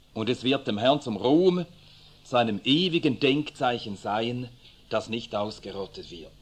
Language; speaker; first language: German; early bilingual, other home language; Swedish